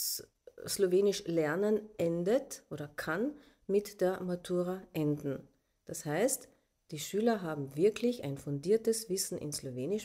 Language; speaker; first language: German; non-native, local second language; Slovenian